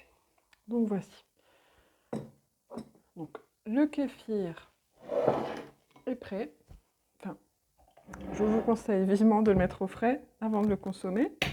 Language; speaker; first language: French; native; French